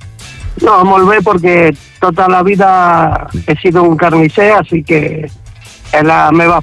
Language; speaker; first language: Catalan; non-native, local second language; Spanish